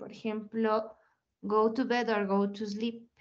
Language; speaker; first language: English; non-native, learner; Spanish